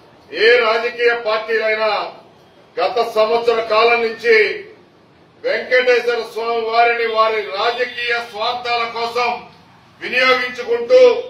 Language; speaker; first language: Telugu; native; Telugu